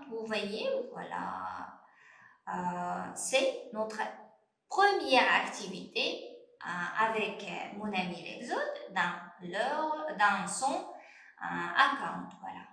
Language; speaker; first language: French; non-native, fluent; Uzbek